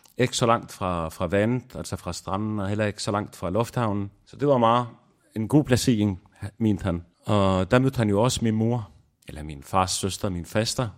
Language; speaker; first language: Danish; non-native, fluent; Arabic